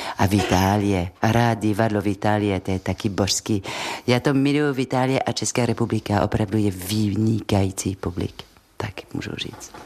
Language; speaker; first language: Czech; non-native, fluent; French